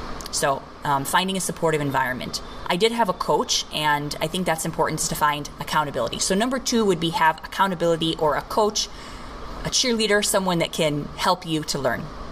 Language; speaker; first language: English; native; English